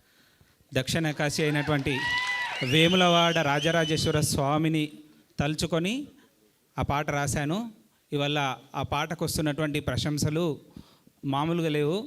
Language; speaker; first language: Telugu; native; Telugu